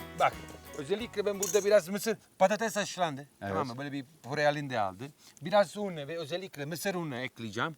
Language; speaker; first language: Turkish; non-native, fluent; Italian